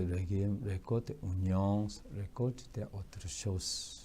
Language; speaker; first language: French; non-native, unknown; Korean